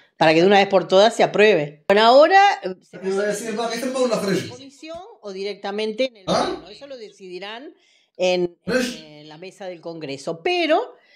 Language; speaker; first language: Spanish; native; Spanish